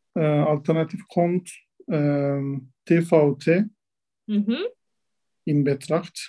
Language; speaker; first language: German; non-native, learner; Turkish